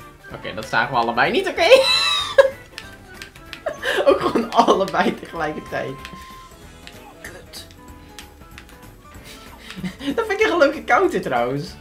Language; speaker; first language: Dutch; native; Dutch